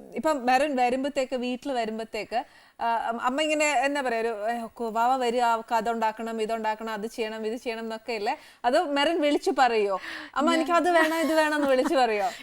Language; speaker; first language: Malayalam; native; Malayalam